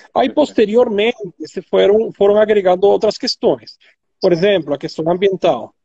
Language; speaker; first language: Portuguese; non-native, fluent; Spanish